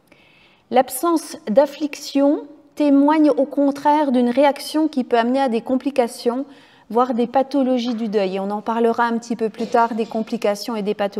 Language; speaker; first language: French; native; French